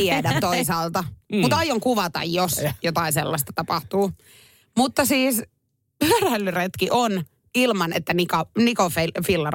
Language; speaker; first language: Finnish; native; Finnish